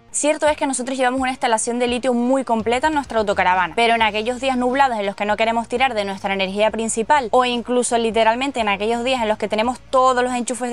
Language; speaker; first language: Spanish; native; Spanish